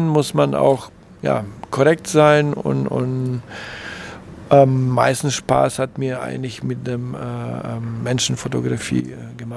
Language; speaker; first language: German; non-native, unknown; Croatian